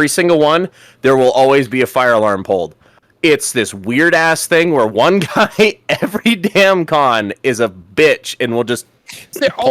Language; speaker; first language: English; native; English